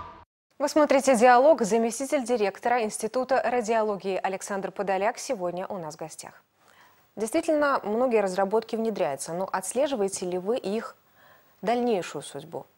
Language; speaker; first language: Russian; native; Russian